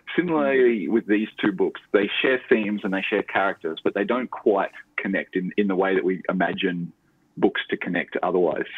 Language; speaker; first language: English; native; English